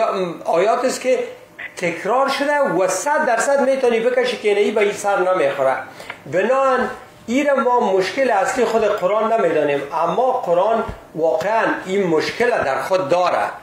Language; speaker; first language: Persian; native; Persian